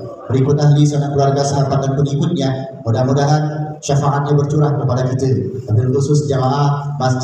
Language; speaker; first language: Malay; native; Malay